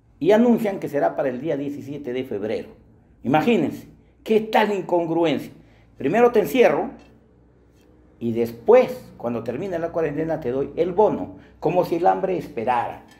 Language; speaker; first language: Spanish; native; Spanish